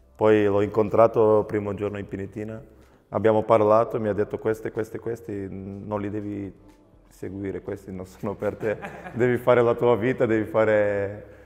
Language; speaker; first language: Italian; non-native, fluent; Macedonian